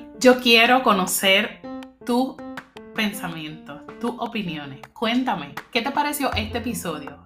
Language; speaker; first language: Spanish; native; Spanish